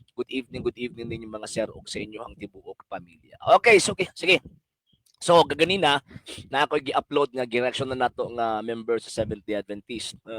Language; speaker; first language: Cebuano; native; Cebuano